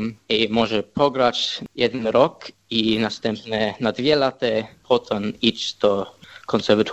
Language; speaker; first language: Polish; early bilingual, heritage; English